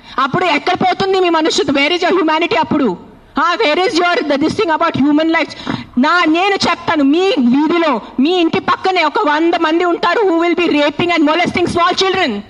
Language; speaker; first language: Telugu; non-native, fluent; Marathi